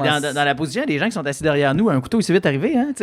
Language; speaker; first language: French; native; French